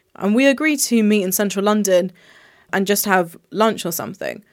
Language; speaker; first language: English; native; English